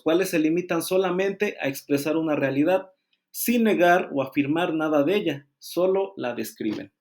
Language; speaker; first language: Spanish; native; Spanish